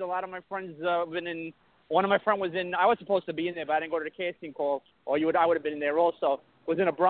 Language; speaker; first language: English; early bilingual, other home language; Italian